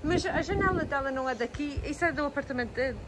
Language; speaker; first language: Portuguese; early bilingual, heritage; Portuguese